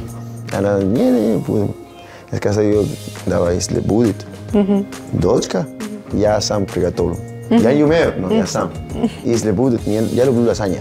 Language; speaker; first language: Russian; non-native, learner; Spanish